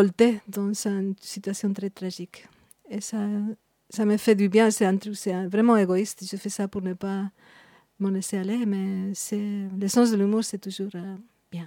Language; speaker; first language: French; non-native, fluent; Spanish